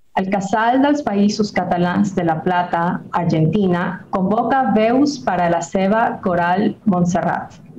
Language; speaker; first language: Catalan; non-native, fluent; Spanish